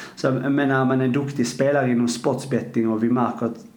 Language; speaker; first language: Swedish; native; Swedish